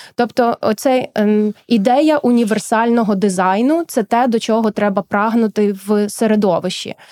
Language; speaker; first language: Ukrainian; early bilingual, heritage; Ukrainian